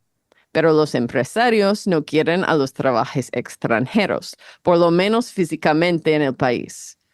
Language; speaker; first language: Spanish; non-native, fluent; English